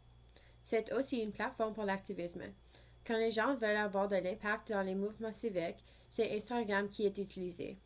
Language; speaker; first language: French; non-native, fluent; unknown